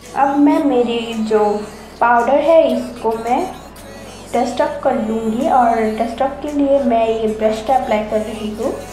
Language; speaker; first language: Hindi; non-native, learner; Bangla